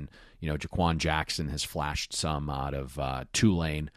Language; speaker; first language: English; native; English